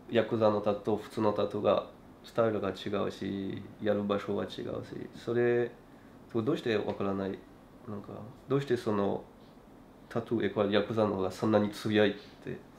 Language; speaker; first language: Japanese; non-native, learner; French